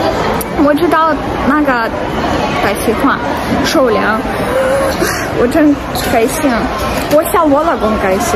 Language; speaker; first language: Chinese; non-native, learner; Ukrainian